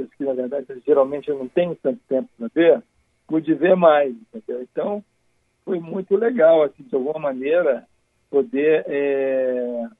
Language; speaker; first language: Portuguese; native; Portuguese